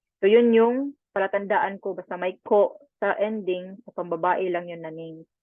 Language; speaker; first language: Filipino; non-native, local second language; Cebuano